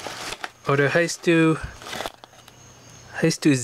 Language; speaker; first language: German; non-native, learner; Russian